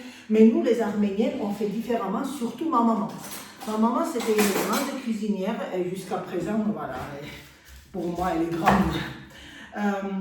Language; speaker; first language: French; non-native, fluent; Armenian